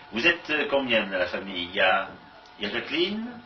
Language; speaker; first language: French; native; French